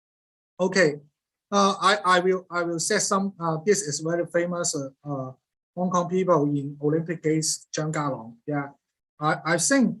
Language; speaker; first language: English; non-native, learner; Cantonese